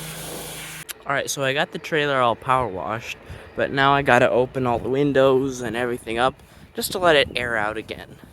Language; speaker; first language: English; native; English